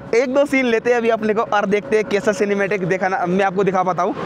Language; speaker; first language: Hindi; non-native, local second language; Marathi